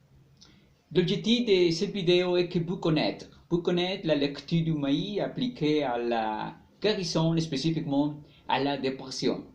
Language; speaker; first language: French; non-native, learner; Spanish